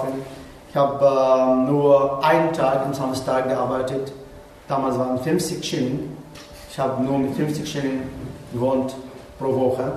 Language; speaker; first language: German; non-native, learner; Arabic